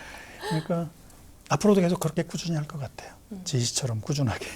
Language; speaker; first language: Korean; native; Korean